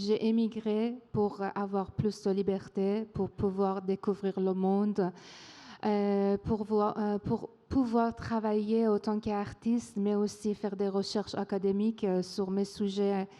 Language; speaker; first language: French; non-native, fluent; Persian